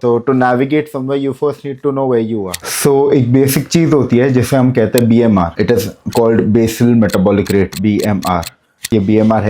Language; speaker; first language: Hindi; non-native, local second language; Bangla